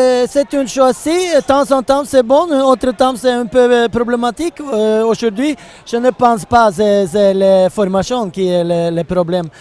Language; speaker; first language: French; non-native, learner; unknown